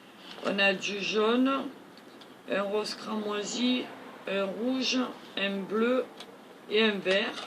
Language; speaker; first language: French; native; French